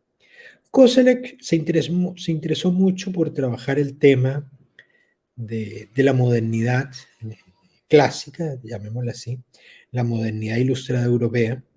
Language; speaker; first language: Spanish; native; Spanish